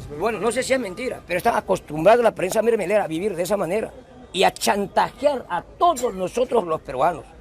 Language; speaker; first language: Spanish; non-native, local second language; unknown